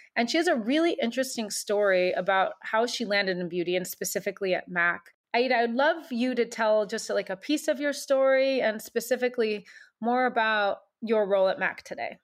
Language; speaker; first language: English; native; English